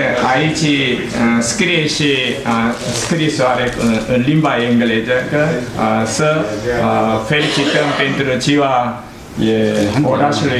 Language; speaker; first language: Romanian; non-native, learner; Korean